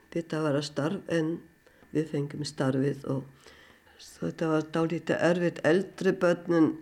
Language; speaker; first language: Icelandic; non-native, fluent; German